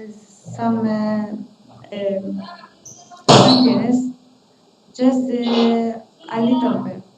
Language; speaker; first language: English; non-native, learner; Kurdish